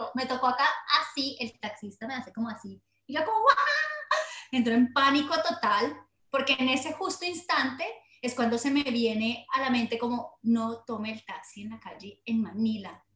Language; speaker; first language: Spanish; native; Spanish